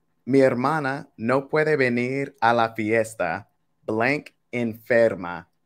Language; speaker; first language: Spanish; non-native, fluent; English